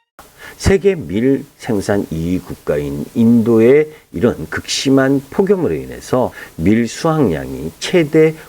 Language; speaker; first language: Korean; native; Korean